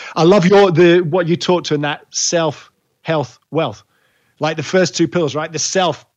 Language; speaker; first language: English; native; English